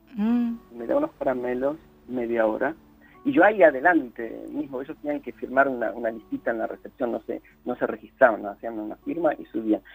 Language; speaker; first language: Spanish; native; Spanish